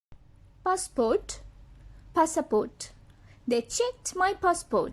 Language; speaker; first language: English; non-native, fluent; Bangla